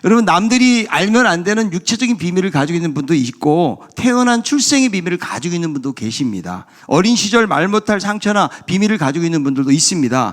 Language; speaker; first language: Korean; native; Korean